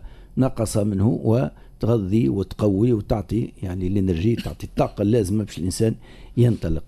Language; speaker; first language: Arabic; native; Arabic